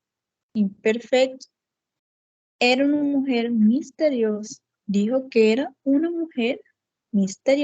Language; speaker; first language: Spanish; non-native, fluent; Portuguese